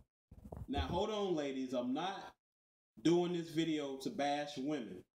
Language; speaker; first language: English; native; English